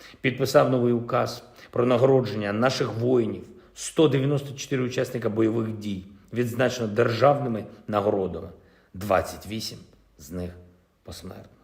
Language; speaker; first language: Ukrainian; non-native, local second language; Russian